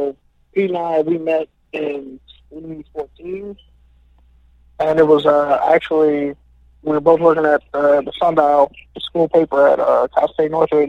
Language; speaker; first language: English; native; English